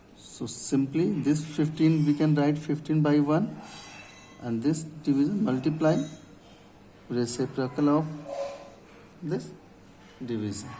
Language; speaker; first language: English; non-native, local second language; Hindi